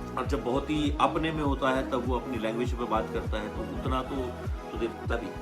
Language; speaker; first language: Hindi; native; Hindi